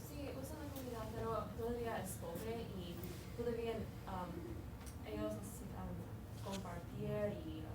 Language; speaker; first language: Spanish; non-native, learner; English